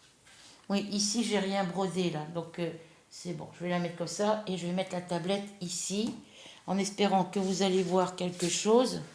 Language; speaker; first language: French; native; French